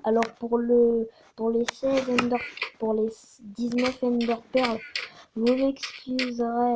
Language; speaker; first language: French; native; French